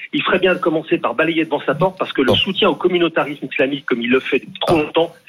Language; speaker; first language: French; native; French